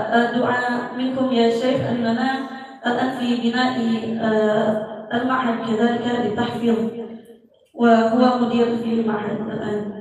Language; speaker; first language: Arabic; non-native, fluent; Indonesian